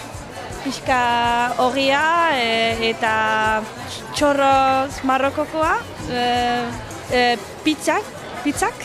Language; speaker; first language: Basque; non-native, learner; Arabic